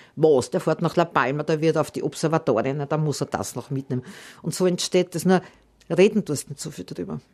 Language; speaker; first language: German; native; German